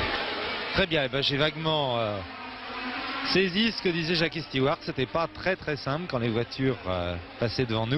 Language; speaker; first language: French; native; French